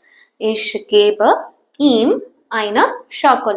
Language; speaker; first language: German; non-native, learner; Tamil